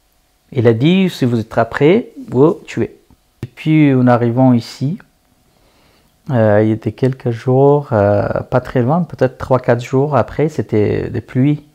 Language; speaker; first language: French; non-native, learner; Persian